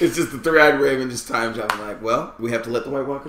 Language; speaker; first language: English; native; English